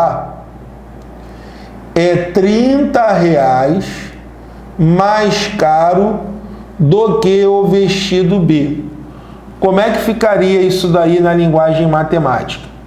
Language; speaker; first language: Portuguese; native; Portuguese